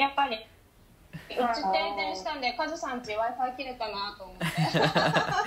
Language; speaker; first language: Japanese; native; Japanese